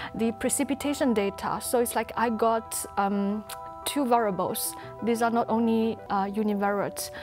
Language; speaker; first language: English; non-native, fluent; Chinese